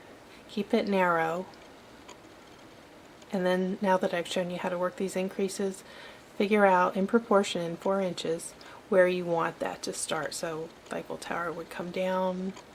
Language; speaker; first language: English; native; English